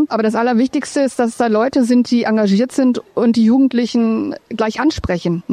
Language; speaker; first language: German; native; German